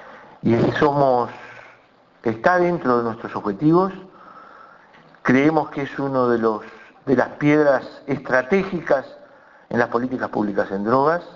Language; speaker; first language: Spanish; native; Spanish